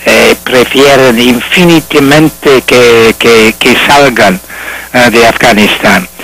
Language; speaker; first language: Spanish; non-native, fluent; French